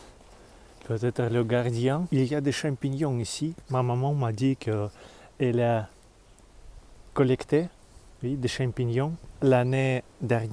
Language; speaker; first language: French; non-native, learner; Russian